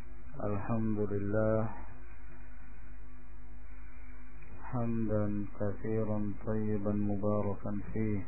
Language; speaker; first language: Arabic; non-native, fluent; Indonesian